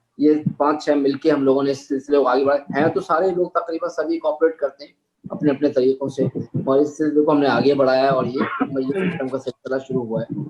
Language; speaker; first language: Urdu; native; Urdu